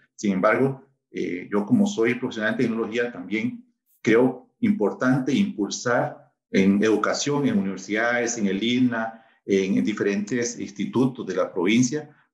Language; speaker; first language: Spanish; native; Spanish